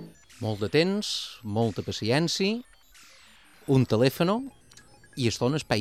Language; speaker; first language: Catalan; native; Catalan